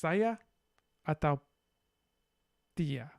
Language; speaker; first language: Indonesian; non-native, learner; English